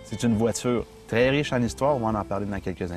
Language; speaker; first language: French; native; French